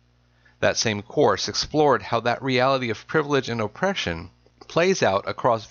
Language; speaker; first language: English; native; English